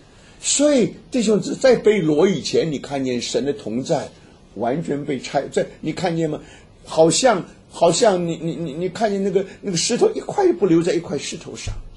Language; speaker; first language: Chinese; native; Chinese